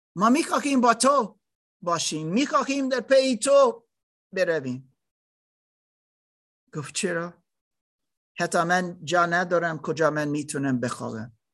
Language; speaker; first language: Persian; non-native, learner; German